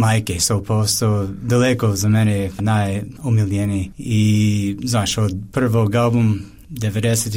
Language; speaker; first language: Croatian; non-native, fluent; English